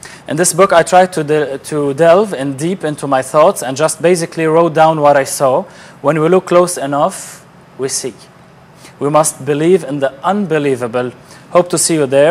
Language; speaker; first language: English; non-native, local second language; Arabic